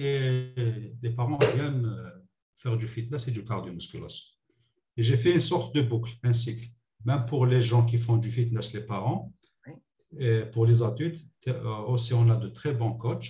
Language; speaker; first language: French; non-native, local second language; Arabic